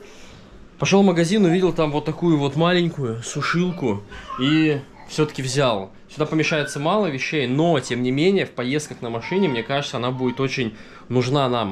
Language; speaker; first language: Russian; native; Russian